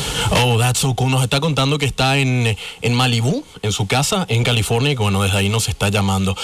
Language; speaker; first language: Spanish; native; Spanish